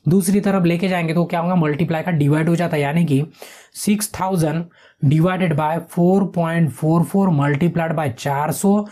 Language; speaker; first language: Hindi; non-native, local second language; Marathi